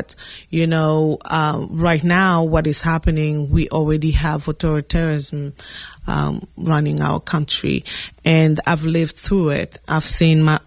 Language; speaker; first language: English; non-native, fluent; French